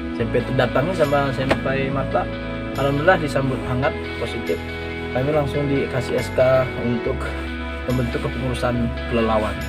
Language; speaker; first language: Indonesian; native; Indonesian